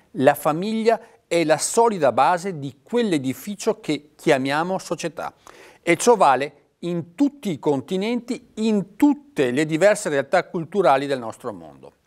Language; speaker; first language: Italian; native; Italian